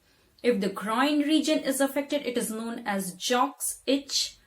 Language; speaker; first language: English; non-native, local second language; Hindi